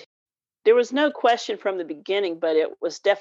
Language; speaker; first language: English; native; English